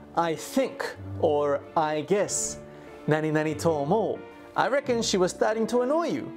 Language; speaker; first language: English; native; English